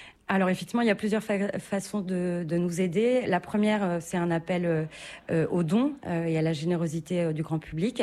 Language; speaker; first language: French; native; French